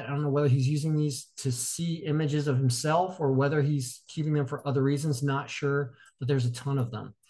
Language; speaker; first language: English; native; English